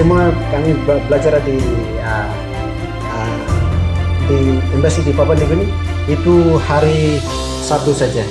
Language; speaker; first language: Indonesian; non-native, learner; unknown